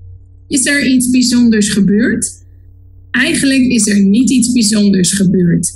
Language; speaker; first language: Dutch; non-native, learner; Spanish